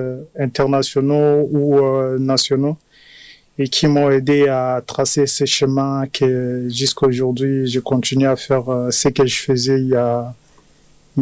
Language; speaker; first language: French; non-native, local second language; Lingala